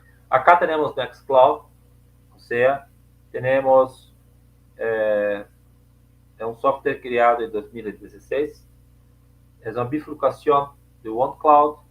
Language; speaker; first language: Spanish; non-native, learner; Portuguese